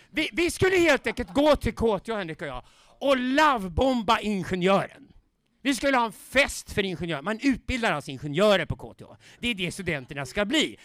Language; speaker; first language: Swedish; native; Swedish